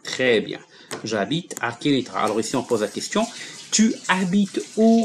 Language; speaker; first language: French; non-native, local second language; Arabic